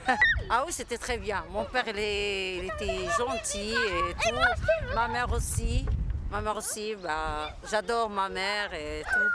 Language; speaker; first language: French; non-native, local second language; Arabic